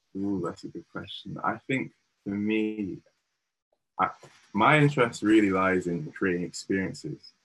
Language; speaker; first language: English; native; English